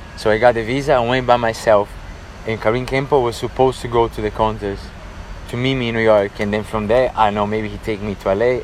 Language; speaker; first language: English; non-native, fluent; Portuguese